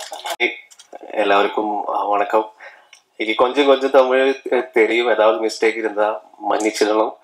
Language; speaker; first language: Tamil; non-native, learner; Malayalam